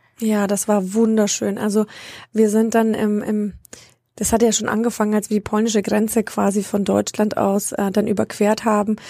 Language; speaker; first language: German; early bilingual, other home language; Romanian